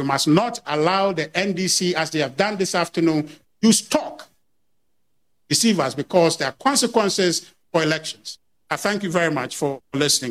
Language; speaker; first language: English; non-native, local second language; Akan